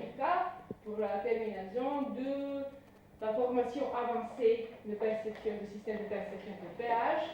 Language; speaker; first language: French; non-native, fluent; Serbian